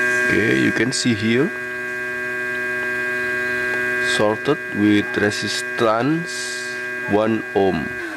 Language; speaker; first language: English; non-native, learner; Javanese